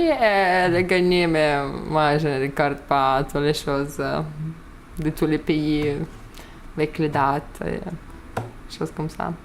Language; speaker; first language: French; non-native, learner; Lithuanian